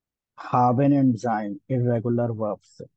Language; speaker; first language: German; non-native, learner; Hindi